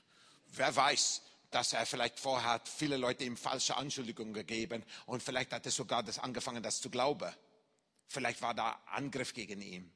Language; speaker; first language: German; non-native, fluent; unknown